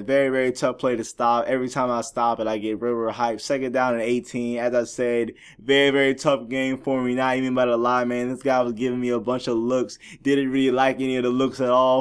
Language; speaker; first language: English; native; English